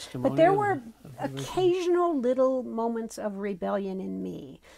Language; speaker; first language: English; native; English